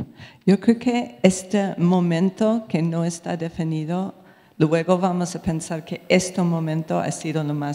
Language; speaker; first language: Spanish; non-native, fluent; English